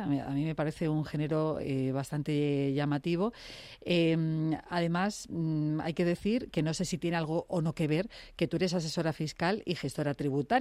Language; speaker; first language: Spanish; native; Spanish